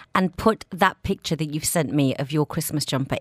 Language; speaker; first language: English; native; English